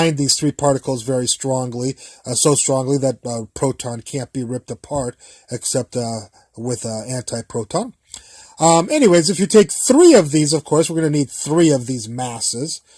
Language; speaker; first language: English; native; English